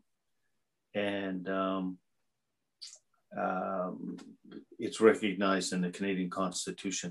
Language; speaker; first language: English; native; English